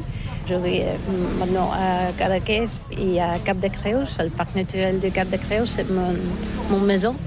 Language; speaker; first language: French; non-native, learner; Bulgarian